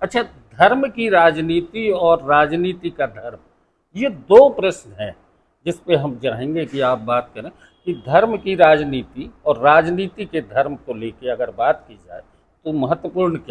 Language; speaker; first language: Hindi; native; Hindi